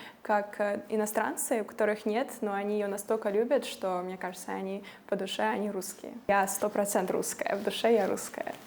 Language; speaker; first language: Russian; non-native, fluent; English